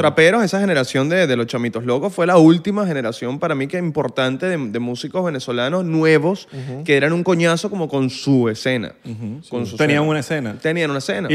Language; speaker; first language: Spanish; native; Spanish